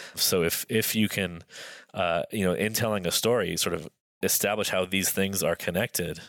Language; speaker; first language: English; native; English